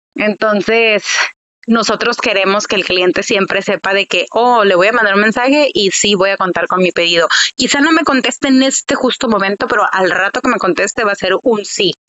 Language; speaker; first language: Spanish; early bilingual, heritage; Spanish